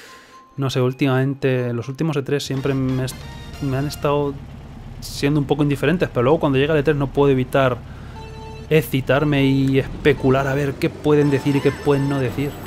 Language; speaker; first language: Spanish; native; Spanish